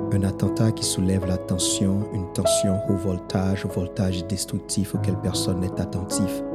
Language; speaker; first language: French; non-native, local second language; Haitian Creole